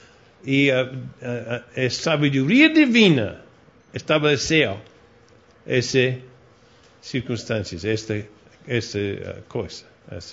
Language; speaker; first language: Portuguese; non-native, fluent; Spanish